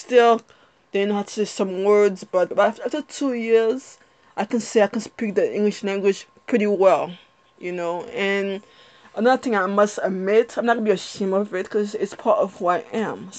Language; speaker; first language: English; early bilingual, other home language; Haitian Creole